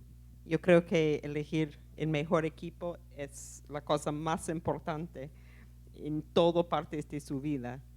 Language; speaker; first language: Spanish; non-native, fluent; English